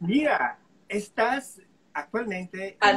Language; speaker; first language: Spanish; non-native, fluent; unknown